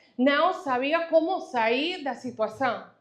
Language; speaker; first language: Portuguese; non-native, fluent; Spanish